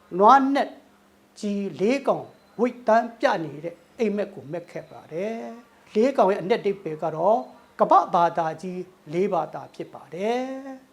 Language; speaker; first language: Burmese; non-native, local second language; Thado Chin